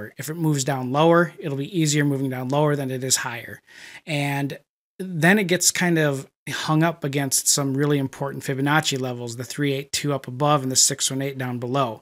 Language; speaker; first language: English; native; English